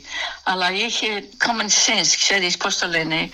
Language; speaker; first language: Greek; early bilingual, heritage; Greek